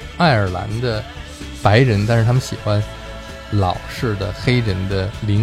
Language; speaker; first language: Chinese; native; Chinese